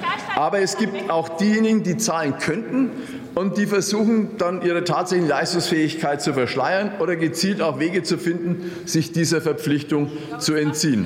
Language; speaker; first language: German; native; German